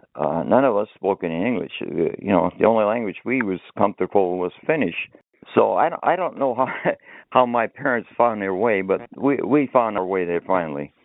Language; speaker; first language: English; early bilingual, other home language; Finnish